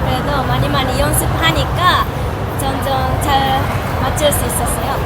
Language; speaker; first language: Korean; non-native, learner; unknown